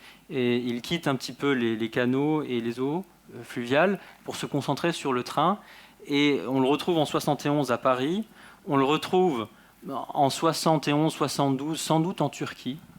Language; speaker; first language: French; native; French